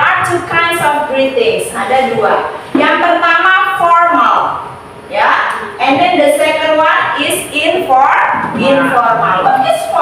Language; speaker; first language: English; non-native, learner; Indonesian